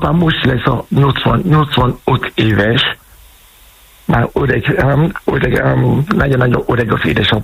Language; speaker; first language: Hungarian; non-native, fluent; Yoruba